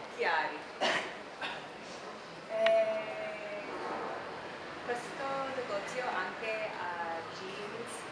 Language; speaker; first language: Italian; non-native, learner; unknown